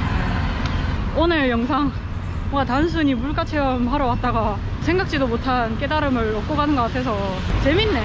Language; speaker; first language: Korean; native; Korean